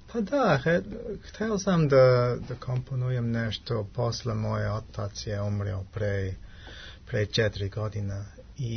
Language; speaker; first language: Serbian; non-native, learner; English